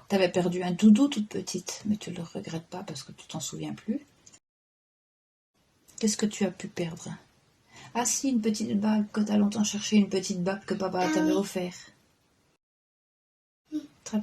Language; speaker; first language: French; native; French